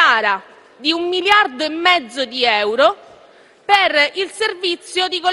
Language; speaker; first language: Italian; native; Italian